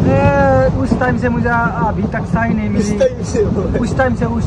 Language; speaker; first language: Hindi; non-native, local second language; Assamese